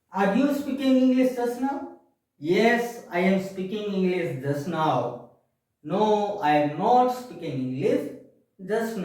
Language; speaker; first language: English; non-native, fluent; Gujarati